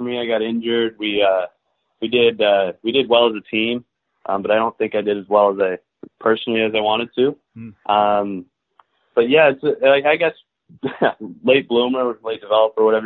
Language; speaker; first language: English; native; English